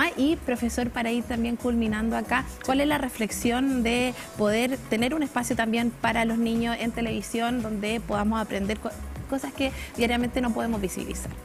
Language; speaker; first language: Spanish; native; Spanish